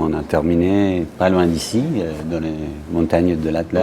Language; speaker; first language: French; non-native, fluent; English